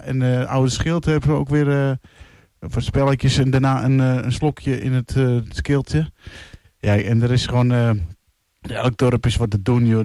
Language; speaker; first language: Dutch; native; Dutch